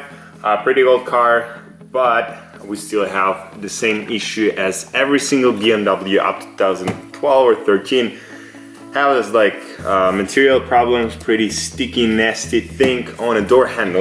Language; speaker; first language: English; non-native, fluent; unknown